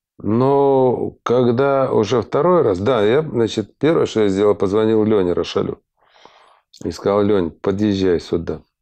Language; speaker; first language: Russian; native; Russian